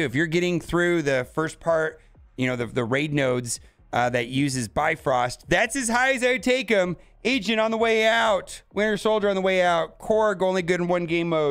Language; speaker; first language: English; native; English